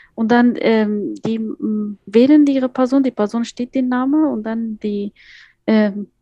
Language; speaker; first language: German; non-native, fluent; Persian